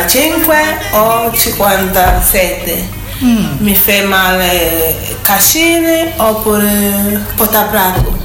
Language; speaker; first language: Italian; non-native, learner; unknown